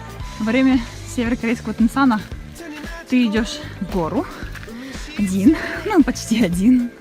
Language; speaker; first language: Russian; native; Russian